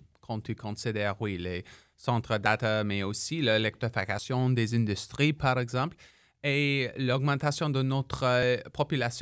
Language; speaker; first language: French; non-native, local second language; English